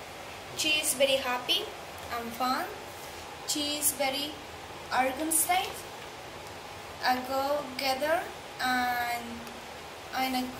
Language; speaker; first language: English; non-native, learner; Spanish